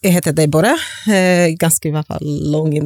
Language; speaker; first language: Norwegian; non-native, learner; Portuguese